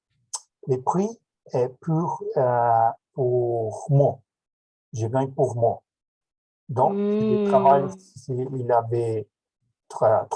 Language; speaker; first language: French; non-native, learner; Portuguese